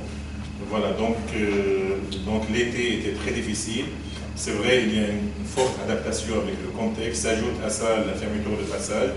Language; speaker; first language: French; non-native, fluent; Arabic